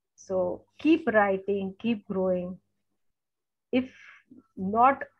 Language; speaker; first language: English; non-native, local second language; Gujarati